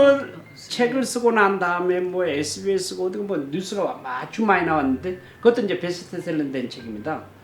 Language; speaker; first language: Korean; native; Korean